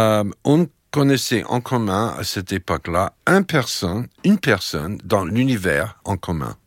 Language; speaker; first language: French; non-native, fluent; English